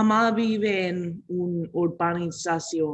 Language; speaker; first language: Spanish; non-native, learner; English